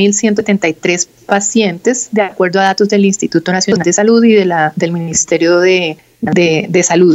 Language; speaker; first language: Spanish; native; Spanish